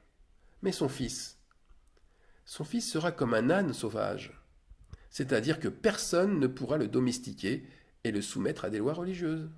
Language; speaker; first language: French; native; French